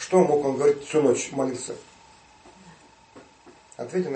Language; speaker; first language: Russian; native; Russian